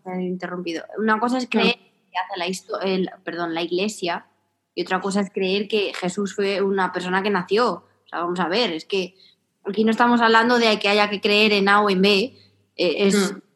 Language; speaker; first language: Spanish; native; Spanish